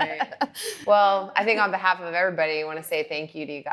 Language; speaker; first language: English; native; English